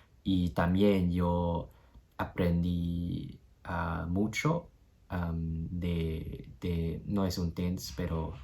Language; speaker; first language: Spanish; non-native, learner; English